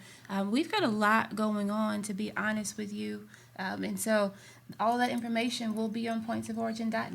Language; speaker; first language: English; native; English